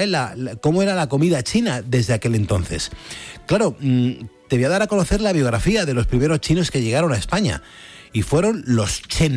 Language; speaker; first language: Spanish; native; Spanish